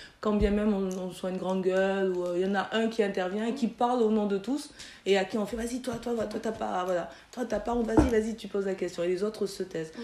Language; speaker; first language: French; native; French